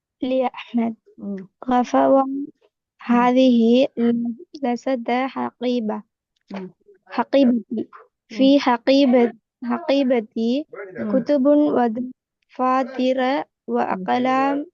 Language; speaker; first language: Arabic; non-native, learner; Tamil